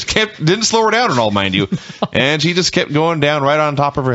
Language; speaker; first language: English; native; English